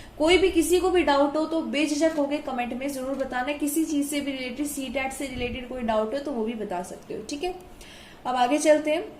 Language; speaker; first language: Hindi; native; Hindi